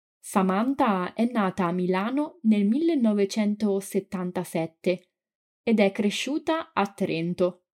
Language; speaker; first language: Italian; native; Italian